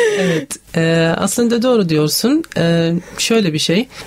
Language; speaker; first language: Turkish; non-native, learner; Arabic